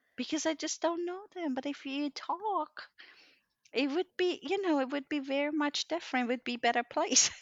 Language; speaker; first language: English; non-native, fluent; Persian